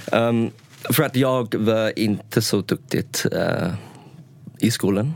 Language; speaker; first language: Swedish; non-native, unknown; English